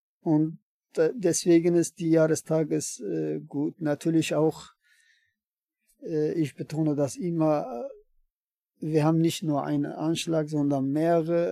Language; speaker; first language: German; non-native, learner; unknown